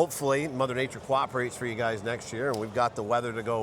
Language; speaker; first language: English; native; English